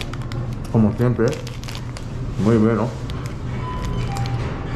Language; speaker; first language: Spanish; non-native, learner; Japanese